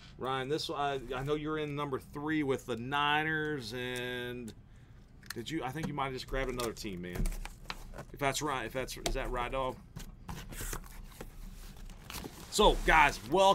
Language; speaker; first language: English; native; English